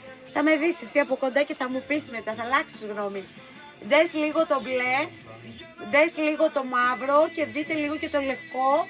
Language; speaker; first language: Greek; native; Greek